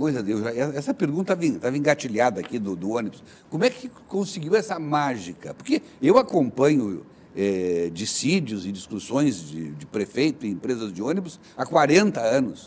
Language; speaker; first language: Portuguese; native; Portuguese